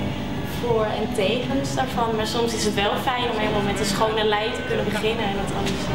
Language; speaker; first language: Dutch; native; Dutch